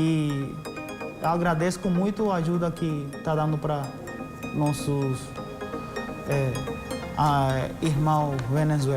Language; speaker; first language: Portuguese; non-native, learner; Spanish